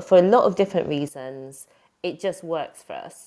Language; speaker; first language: English; native; English